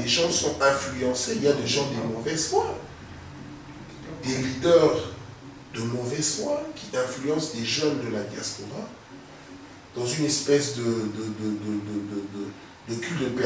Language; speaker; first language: French; non-native, local second language; Lingala